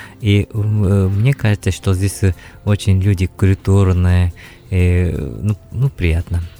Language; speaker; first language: Russian; non-native, fluent; Japanese